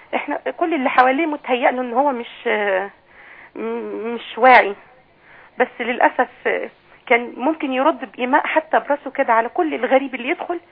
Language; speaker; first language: Arabic; native; Arabic